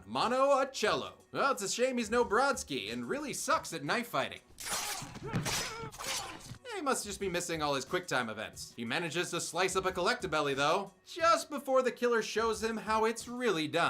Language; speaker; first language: English; native; English